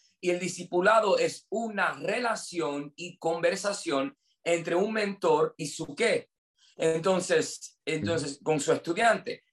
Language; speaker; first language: Spanish; non-native, fluent; English